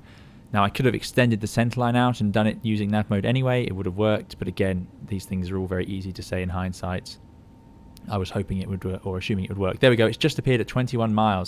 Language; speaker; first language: English; native; English